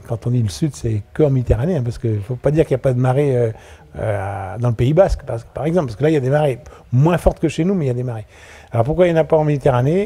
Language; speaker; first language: French; native; French